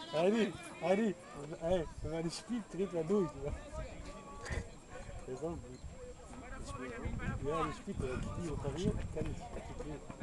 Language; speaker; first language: German; non-native, learner; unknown